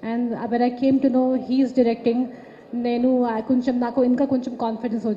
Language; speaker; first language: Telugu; non-native, local second language; Hindi